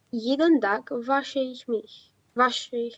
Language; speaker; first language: German; non-native, learner; Romanian